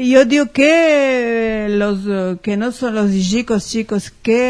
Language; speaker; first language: Spanish; early bilingual, heritage; Ladino